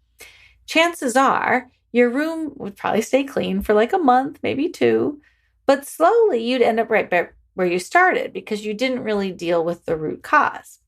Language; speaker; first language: English; native; English